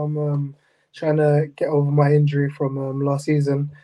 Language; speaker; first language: English; native; English